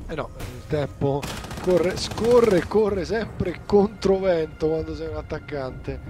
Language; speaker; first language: Italian; native; Italian